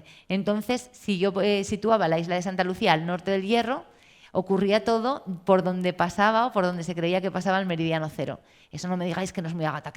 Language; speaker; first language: Spanish; native; Spanish